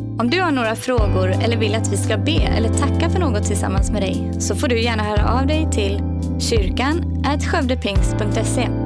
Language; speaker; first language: Swedish; native; Swedish